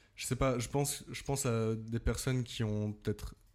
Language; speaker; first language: French; native; French